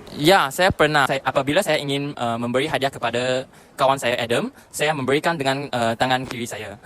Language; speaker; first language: Malay; non-native, local second language; Chinese